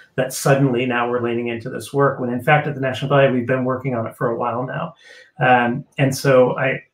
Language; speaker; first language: English; native; English